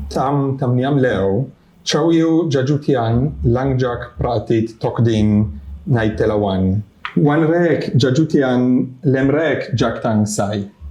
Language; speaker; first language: Thai; non-native, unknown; Hebrew